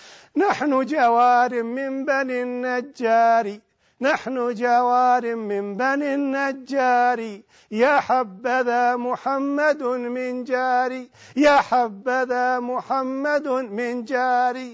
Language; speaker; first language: Arabic; native; Arabic